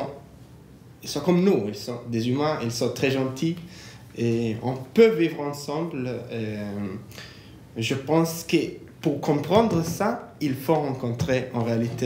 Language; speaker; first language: French; non-native, fluent; Hebrew